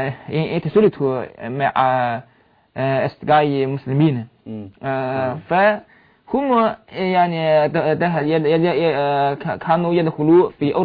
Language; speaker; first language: Arabic; non-native, learner; Chinese